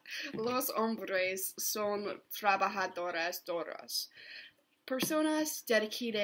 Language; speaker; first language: Spanish; non-native, learner; English